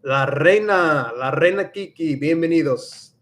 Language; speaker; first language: Spanish; non-native, learner; English